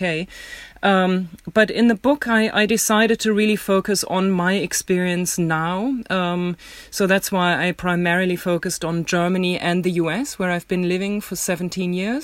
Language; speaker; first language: English; non-native, fluent; German